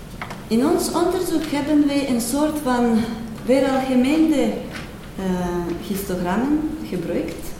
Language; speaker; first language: Dutch; non-native, fluent; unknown